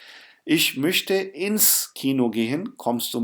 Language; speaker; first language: German; non-native, fluent; Urdu